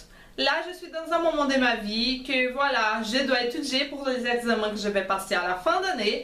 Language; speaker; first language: French; non-native, fluent; Portuguese